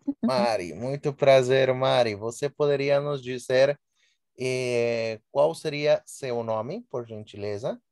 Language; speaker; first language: Portuguese; non-native, fluent; Spanish